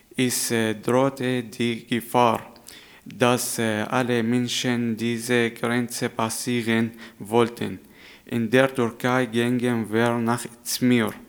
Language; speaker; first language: German; non-native, learner; Arabic